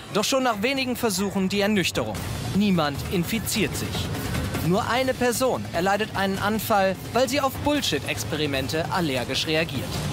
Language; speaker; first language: German; native; German